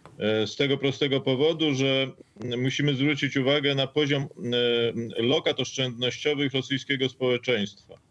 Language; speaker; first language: Polish; native; Polish